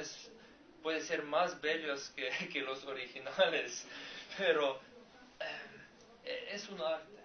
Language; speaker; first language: Spanish; non-native, learner; Slovenian